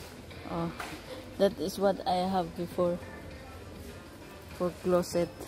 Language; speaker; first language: English; non-native, learner; Filipino